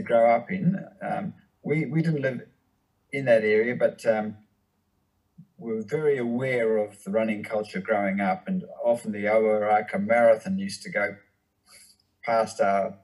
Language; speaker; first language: English; native; English